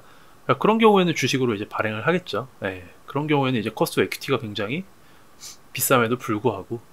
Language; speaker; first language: Korean; native; Korean